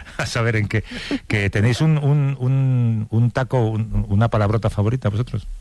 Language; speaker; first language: Spanish; native; Spanish